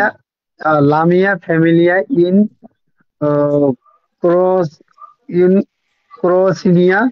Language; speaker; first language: Italian; non-native, learner; Bangla